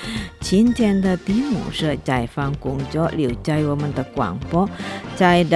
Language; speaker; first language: Chinese; non-native, fluent; Indonesian